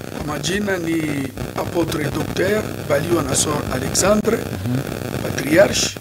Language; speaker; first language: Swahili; non-native, local second language; Nande